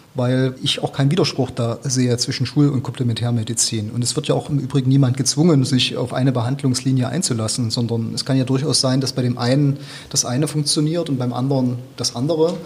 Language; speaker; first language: German; native; German